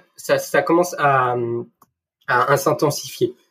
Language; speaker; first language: French; native; French